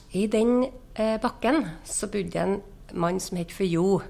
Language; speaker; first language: Norwegian; native; Norwegian